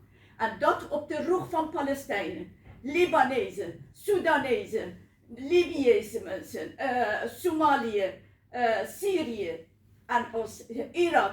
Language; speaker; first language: Dutch; non-native, learner; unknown